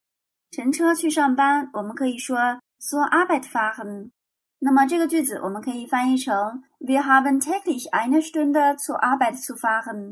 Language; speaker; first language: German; non-native, fluent; Chinese